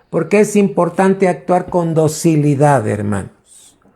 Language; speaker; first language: Spanish; native; Spanish